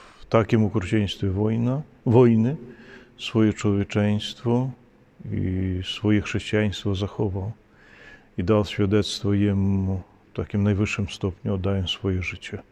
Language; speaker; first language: Polish; non-native, fluent; Ukrainian